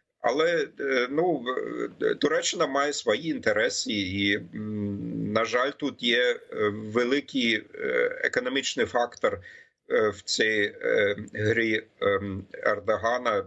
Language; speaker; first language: Ukrainian; non-native, fluent; German